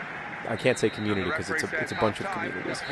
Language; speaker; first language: English; native; English